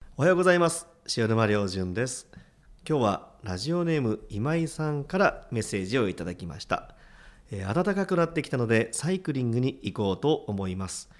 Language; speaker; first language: Japanese; native; Japanese